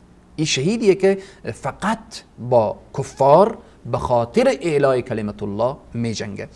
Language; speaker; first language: Persian; native; Persian